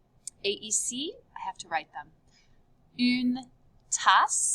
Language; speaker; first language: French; non-native, fluent; English